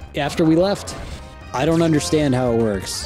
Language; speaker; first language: English; native; English